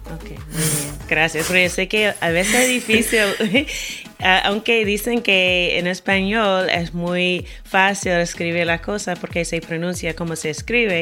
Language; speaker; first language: Spanish; non-native, fluent; English